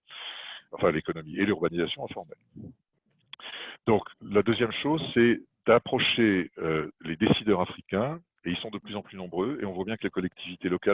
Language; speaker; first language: French; native; French